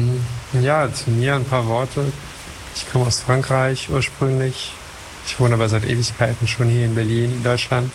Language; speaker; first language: German; non-native, fluent; French